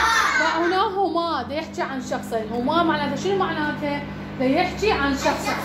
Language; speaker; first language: Arabic; native; Arabic